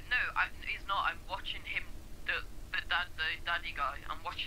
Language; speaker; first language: English; native; English